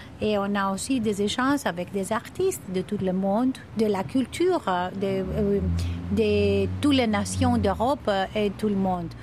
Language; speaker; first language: French; non-native, fluent; Greek